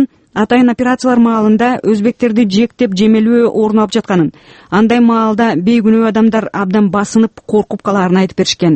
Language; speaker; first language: Kyrgyz; native; Kyrgyz